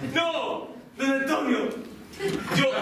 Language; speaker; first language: Spanish; non-native, learner; English